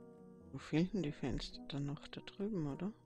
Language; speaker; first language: German; native; German